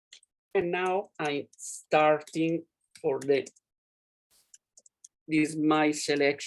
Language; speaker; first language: English; non-native, learner; Italian